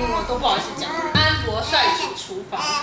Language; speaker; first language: Chinese; native; Chinese